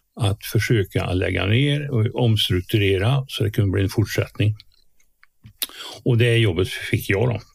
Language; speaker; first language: Swedish; native; Swedish